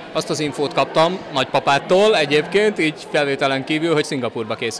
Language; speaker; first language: Hungarian; native; Hungarian